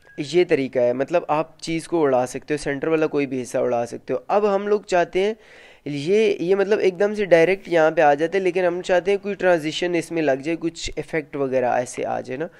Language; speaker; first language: Hindi; native; Hindi